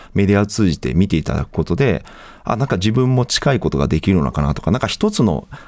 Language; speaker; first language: Japanese; native; Japanese